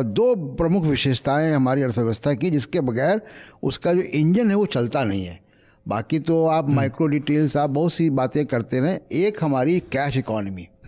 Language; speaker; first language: Hindi; native; Hindi